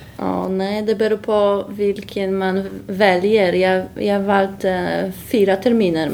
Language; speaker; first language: Swedish; non-native, learner; Polish